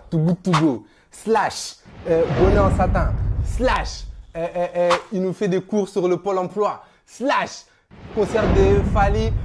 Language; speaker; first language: French; native; French